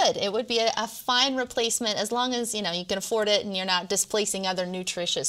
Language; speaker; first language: English; native; English